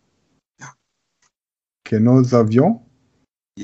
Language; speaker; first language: French; non-native, learner; German